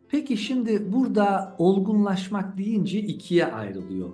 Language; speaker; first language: Turkish; native; Turkish